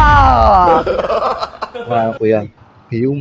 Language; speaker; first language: Filipino; non-native, local second language; Cebuano